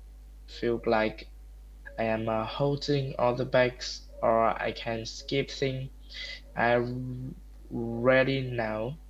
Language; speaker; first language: English; non-native, learner; Vietnamese